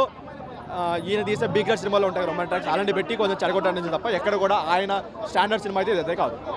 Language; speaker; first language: Telugu; native; Telugu